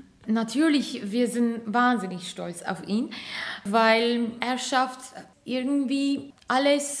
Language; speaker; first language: German; non-native, fluent; Turkish